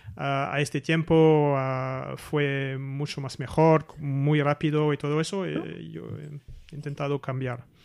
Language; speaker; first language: Spanish; non-native, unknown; French